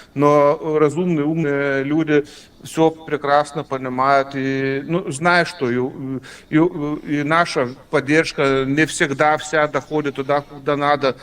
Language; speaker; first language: Russian; non-native, fluent; Lithuanian